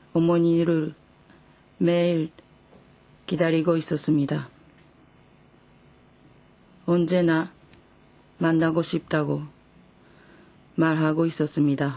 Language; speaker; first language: Korean; non-native, learner; Japanese